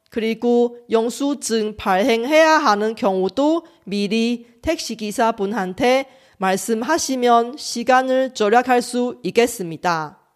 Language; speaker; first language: Korean; non-native, fluent; Chinese